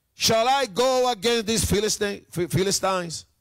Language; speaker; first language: English; non-native, fluent; Spanish